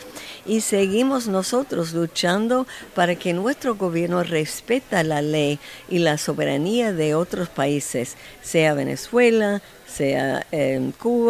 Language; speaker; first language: Spanish; non-native, fluent; English